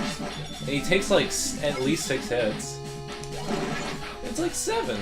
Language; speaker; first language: English; native; English